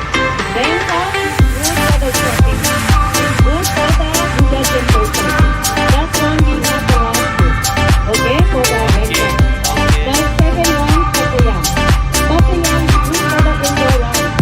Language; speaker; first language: English; non-native, learner; Thai